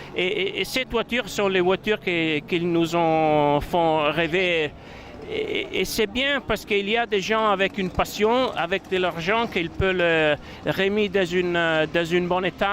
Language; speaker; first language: French; non-native, fluent; Italian